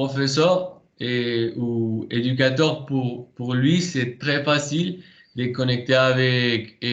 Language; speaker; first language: French; non-native, fluent; Spanish